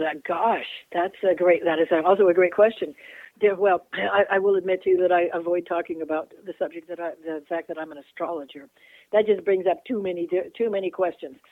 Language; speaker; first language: English; native; English